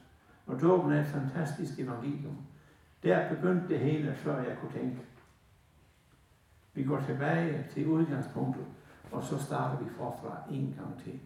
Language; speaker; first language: Danish; native; Danish